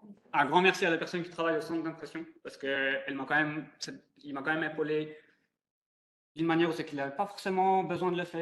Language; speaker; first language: French; native; French